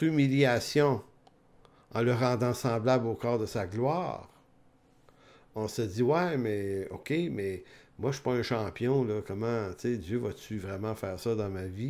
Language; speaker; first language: French; native; French